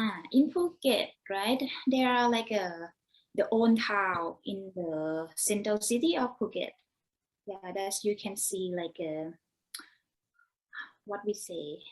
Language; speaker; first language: English; non-native, learner; Thai